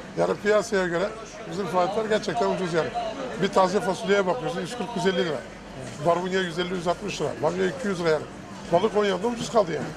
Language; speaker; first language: Turkish; native; Turkish